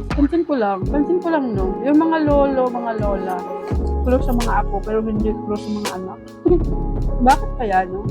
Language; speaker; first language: Filipino; non-native, local second language; Cebuano